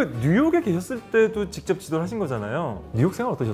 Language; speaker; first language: Korean; native; Korean